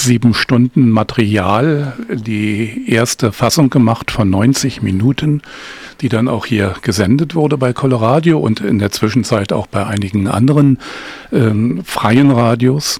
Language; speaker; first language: German; native; German